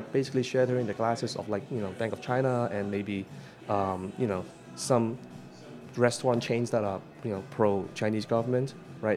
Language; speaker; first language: English; non-native, local second language; Cantonese